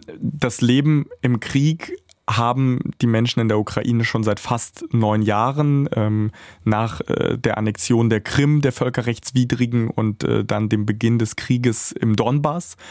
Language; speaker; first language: German; early bilingual, other home language; Russian